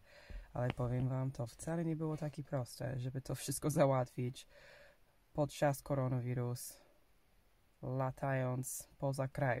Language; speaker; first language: Polish; early bilingual, heritage; English